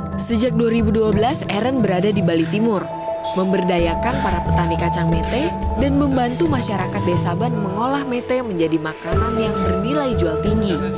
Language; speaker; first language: Indonesian; native; Indonesian